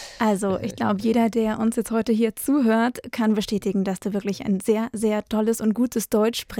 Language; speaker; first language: German; native; German